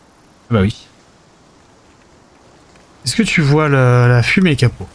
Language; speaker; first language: French; native; French